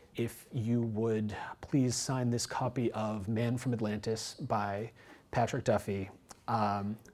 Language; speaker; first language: English; native; English